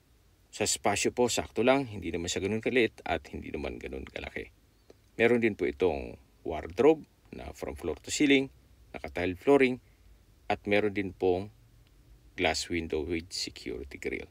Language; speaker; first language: Filipino; native; Filipino